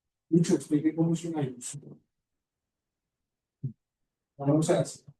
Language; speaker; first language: Spanish; native; Spanish